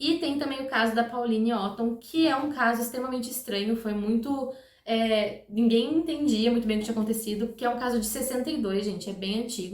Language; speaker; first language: Portuguese; native; Portuguese